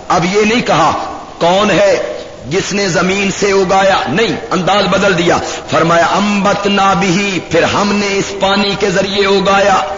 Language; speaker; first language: Urdu; non-native, local second language; Punjabi